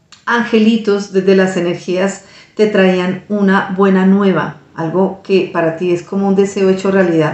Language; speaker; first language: Spanish; native; Spanish